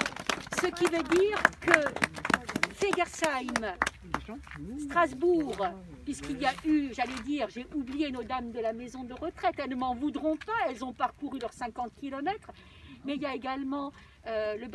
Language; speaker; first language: French; native; French